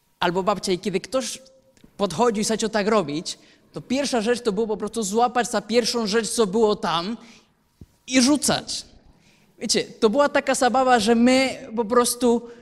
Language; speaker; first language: Polish; non-native, fluent; Spanish